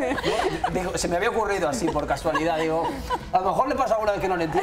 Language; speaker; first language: Spanish; native; Spanish